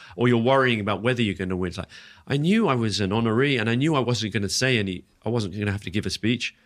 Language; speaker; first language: English; native; English